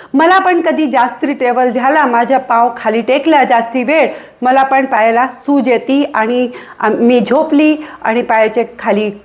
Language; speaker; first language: Marathi; non-native, local second language; Hindi